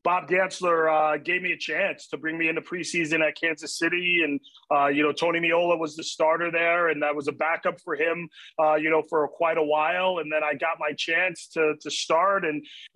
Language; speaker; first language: English; native; English